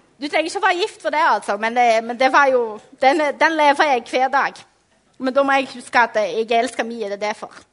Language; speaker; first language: Norwegian; non-native, fluent; Portuguese